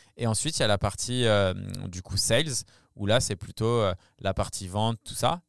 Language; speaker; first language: French; native; French